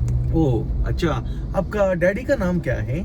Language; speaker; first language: Hindi; non-native, local second language; Kannada